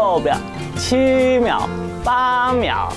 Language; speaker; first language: Chinese; native; Chinese